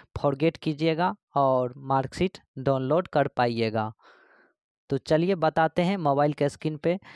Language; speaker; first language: Hindi; native; Hindi